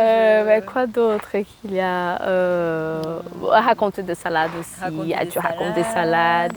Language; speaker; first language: French; non-native, fluent; Portuguese